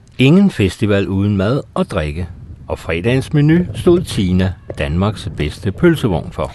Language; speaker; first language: Danish; native; Danish